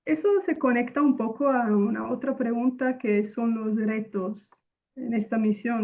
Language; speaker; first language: Spanish; non-native, fluent; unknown